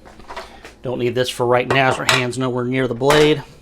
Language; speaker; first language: English; native; English